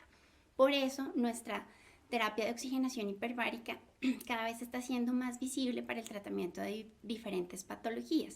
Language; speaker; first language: Spanish; native; Spanish